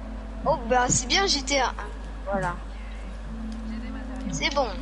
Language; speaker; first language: French; native; French